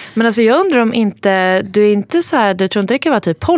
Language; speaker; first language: Swedish; native; Swedish